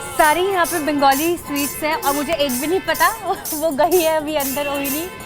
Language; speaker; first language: Hindi; native; Hindi